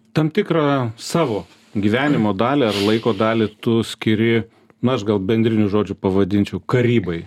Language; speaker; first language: Lithuanian; native; Lithuanian